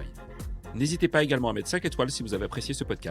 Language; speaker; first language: French; native; French